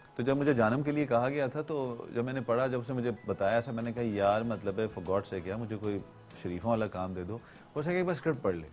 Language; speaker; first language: Urdu; native; Urdu